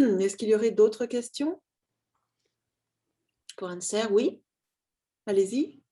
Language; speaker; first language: French; native; French